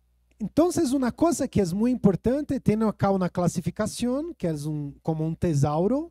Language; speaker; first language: Spanish; non-native, fluent; Portuguese